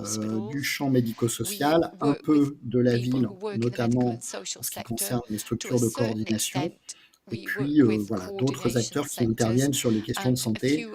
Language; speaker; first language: French; native; French